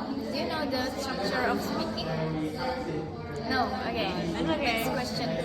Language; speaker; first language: English; non-native, learner; Indonesian